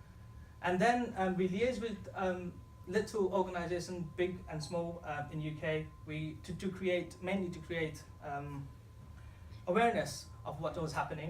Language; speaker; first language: English; non-native, fluent; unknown